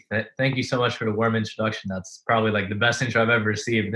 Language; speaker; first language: English; non-native, fluent; Russian